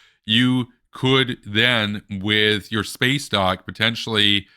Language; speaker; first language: English; native; English